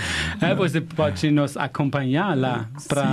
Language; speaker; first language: Portuguese; non-native, fluent; German